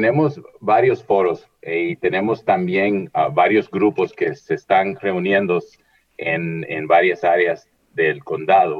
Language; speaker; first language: Spanish; early bilingual, heritage; Spanish